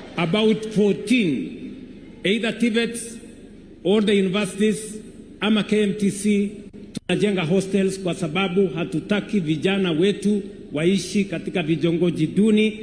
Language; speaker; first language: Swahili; non-native, local second language; Kalenjin